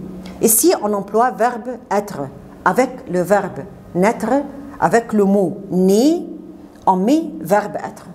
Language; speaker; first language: French; non-native, fluent; Arabic